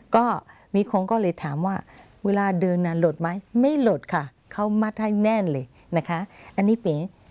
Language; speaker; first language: Thai; non-native, fluent; Burmese